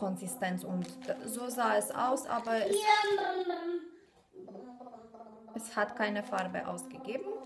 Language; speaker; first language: German; non-native, fluent; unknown